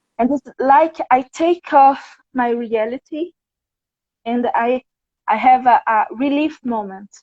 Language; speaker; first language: English; non-native, fluent; Portuguese